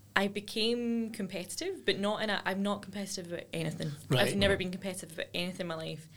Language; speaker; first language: English; native; English